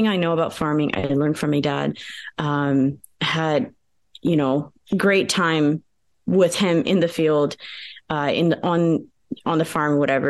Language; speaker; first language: English; early bilingual, other home language; Pennsylvania German